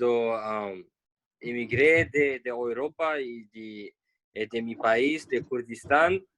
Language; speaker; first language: Spanish; non-native, learner; Kurdish